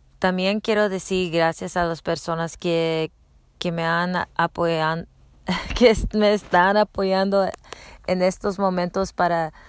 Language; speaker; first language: Spanish; non-native, learner; English